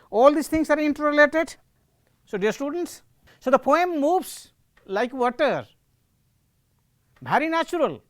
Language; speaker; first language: English; non-native, local second language; Odia